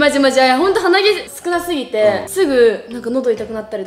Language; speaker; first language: Japanese; native; Japanese